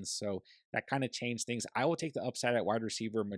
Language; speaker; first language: English; native; English